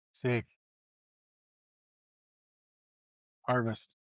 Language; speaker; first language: Spanish; non-native, fluent; English